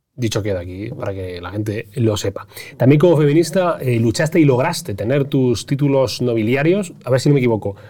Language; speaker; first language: Spanish; native; Spanish